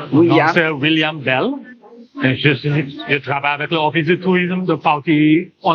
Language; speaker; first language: French; non-native, learner; English